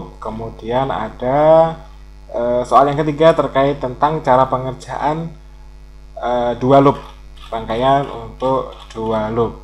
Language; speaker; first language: Indonesian; native; Indonesian